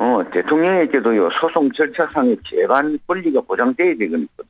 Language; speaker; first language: Korean; native; Korean